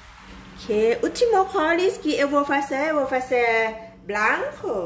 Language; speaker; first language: Portuguese; non-native, learner; Thai